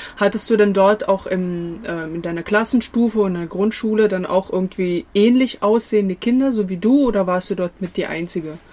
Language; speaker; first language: German; early bilingual, other home language; Latvian